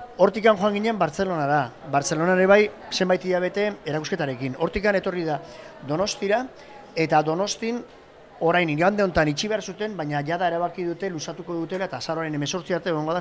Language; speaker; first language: Basque; native; Basque